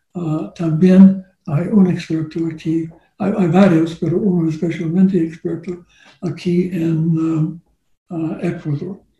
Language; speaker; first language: Spanish; non-native, learner; English